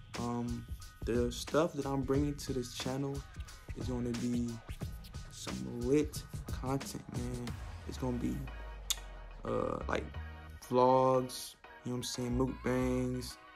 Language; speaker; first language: English; native; English